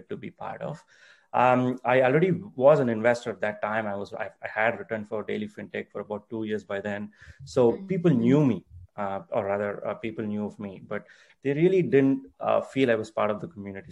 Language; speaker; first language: English; non-native, local second language; Tamil